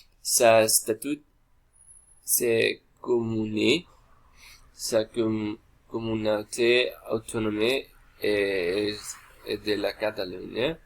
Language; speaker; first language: French; non-native, learner; Spanish